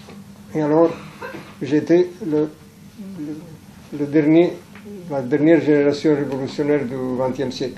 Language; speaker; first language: French; non-native, fluent; Italian